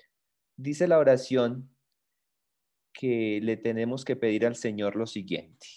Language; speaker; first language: Spanish; native; Spanish